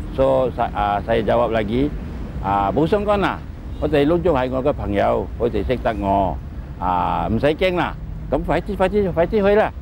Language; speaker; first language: Malay; native; Malay